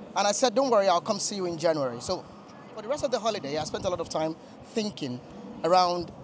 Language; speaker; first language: English; non-native, local second language; Yoruba